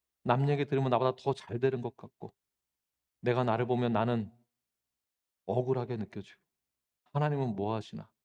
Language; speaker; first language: Korean; native; Korean